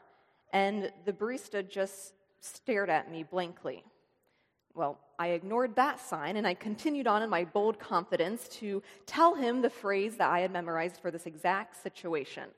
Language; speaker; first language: English; native; English